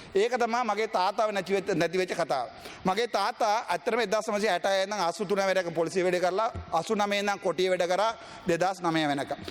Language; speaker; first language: Sinhala; non-native, local second language; Tamil